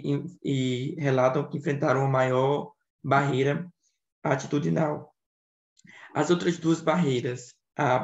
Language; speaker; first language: Portuguese; native; Portuguese